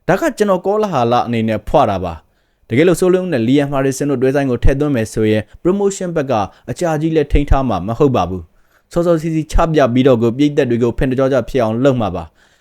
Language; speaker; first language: Burmese; native; Burmese